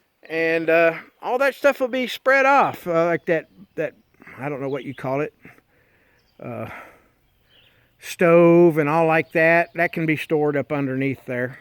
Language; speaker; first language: English; native; English